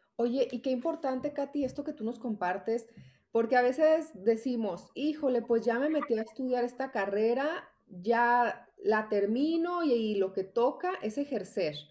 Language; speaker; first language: Spanish; native; Spanish